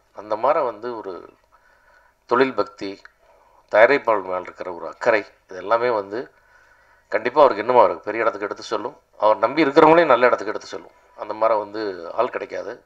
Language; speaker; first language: Tamil; native; Tamil